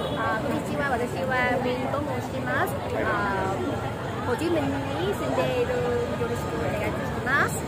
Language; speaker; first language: Japanese; non-native, learner; Vietnamese